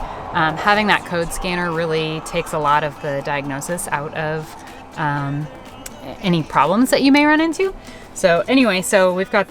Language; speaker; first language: English; native; English